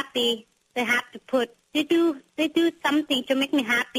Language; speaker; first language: English; non-native, learner; Vietnamese